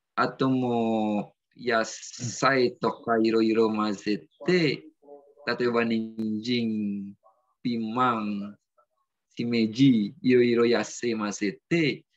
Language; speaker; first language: Japanese; non-native, fluent; Indonesian